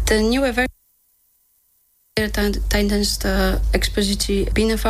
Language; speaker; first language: Dutch; non-native, fluent; Polish